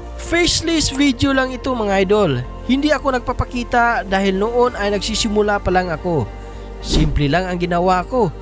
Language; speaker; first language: Filipino; non-native, local second language; Cebuano